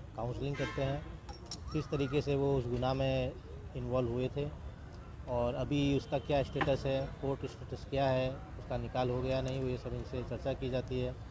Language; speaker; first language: Hindi; non-native, local second language; Gujarati